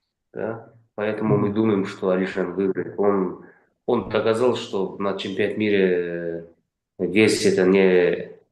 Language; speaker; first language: Russian; non-native, local second language; Kazakh